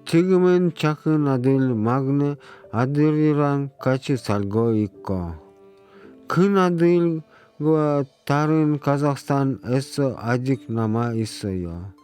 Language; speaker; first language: Korean; non-native, learner; Russian